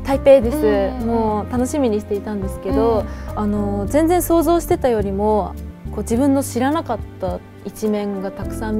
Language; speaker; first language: Japanese; native; Japanese